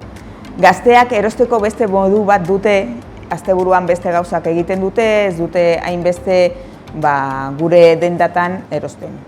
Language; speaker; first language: Basque; non-native, local second language; Spanish